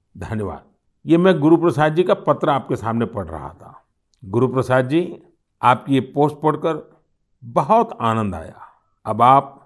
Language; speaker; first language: Hindi; non-native, local second language; Gujarati